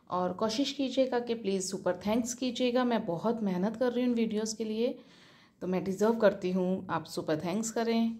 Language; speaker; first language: Hindi; native; Hindi